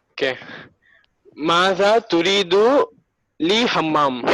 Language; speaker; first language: Arabic; non-native, learner; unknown